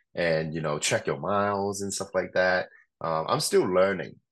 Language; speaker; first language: English; non-native, local second language; Cantonese